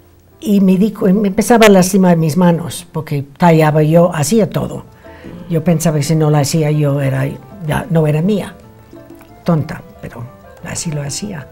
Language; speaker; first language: Spanish; non-native, fluent; English